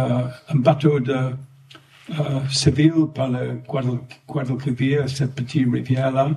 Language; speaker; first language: French; non-native, fluent; English